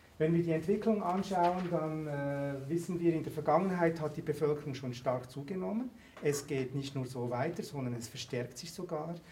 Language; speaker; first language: German; native; German